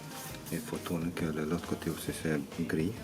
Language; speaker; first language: French; non-native, learner; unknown